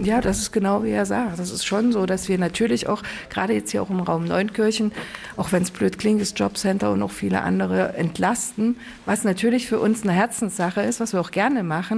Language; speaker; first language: German; native; German